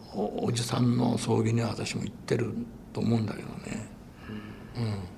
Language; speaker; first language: Japanese; non-native, fluent; English